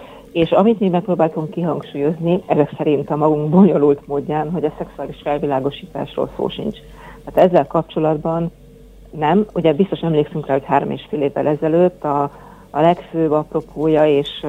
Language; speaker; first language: Hungarian; native; Hungarian